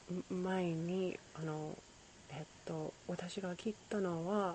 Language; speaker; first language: Japanese; non-native, learner; English